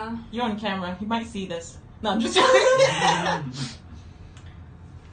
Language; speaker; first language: English; non-native, fluent; French